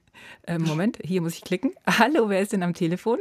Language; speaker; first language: German; native; German